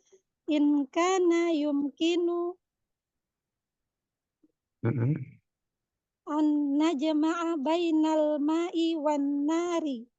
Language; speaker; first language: Arabic; non-native, learner; Indonesian